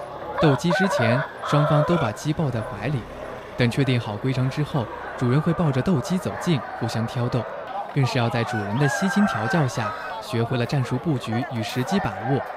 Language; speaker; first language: Chinese; native; Chinese